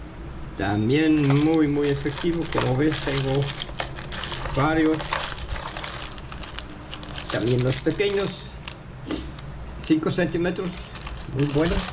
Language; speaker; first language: Spanish; non-native, fluent; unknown